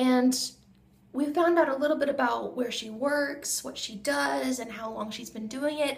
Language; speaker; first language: English; native; English